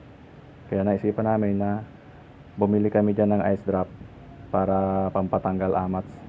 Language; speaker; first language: Filipino; non-native, local second language; Masbatenyo